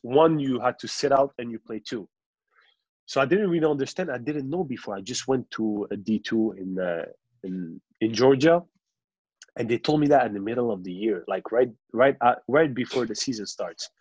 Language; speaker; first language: English; non-native, local second language; French